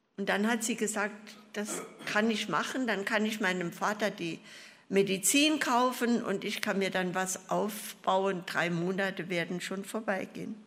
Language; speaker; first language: German; native; German